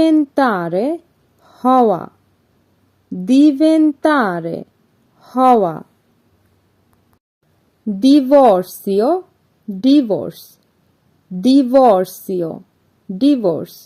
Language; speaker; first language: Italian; non-native, fluent; Bangla